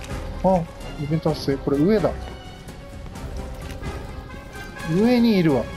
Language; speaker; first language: Japanese; native; Japanese